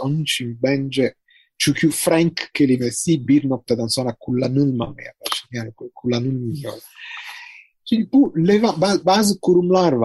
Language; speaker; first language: Turkish; non-native, fluent; Italian